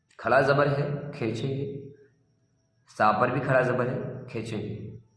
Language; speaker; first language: Urdu; native; Urdu